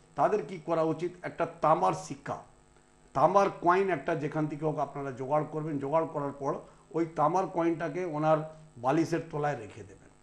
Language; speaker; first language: Bangla; non-native, local second language; Punjabi